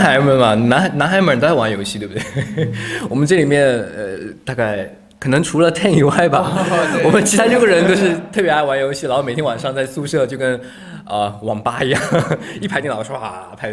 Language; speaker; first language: Chinese; native; Chinese